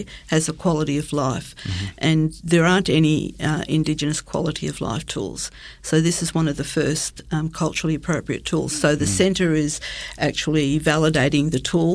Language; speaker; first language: English; native; English